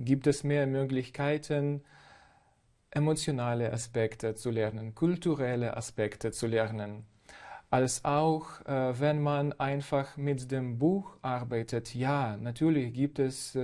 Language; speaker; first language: German; non-native, fluent; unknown